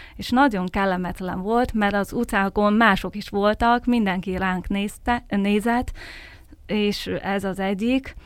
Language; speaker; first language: Hungarian; non-native, fluent; Chinese